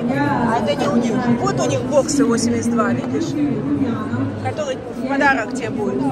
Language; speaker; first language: Russian; native; Russian